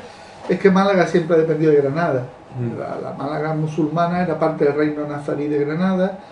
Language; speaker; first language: Spanish; native; Spanish